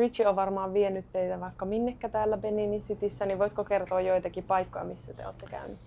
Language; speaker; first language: Finnish; native; Finnish